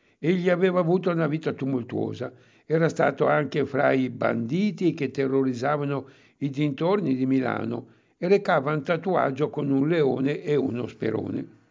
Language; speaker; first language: Italian; native; Italian